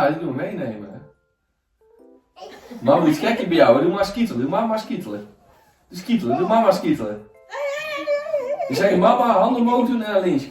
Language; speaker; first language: Dutch; native; Dutch